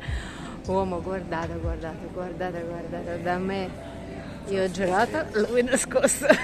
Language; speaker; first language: Italian; non-native, learner; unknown